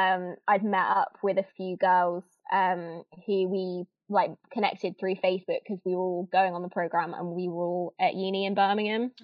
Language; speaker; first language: English; native; English